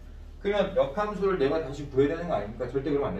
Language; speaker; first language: Korean; native; Korean